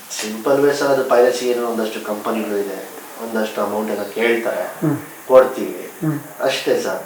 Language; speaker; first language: Kannada; non-native, local second language; Urdu